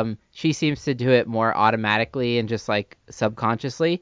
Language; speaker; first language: English; native; English